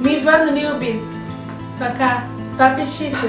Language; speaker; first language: Russian; non-native, learner; Portuguese